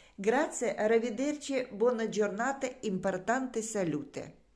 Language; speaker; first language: Italian; non-native, learner; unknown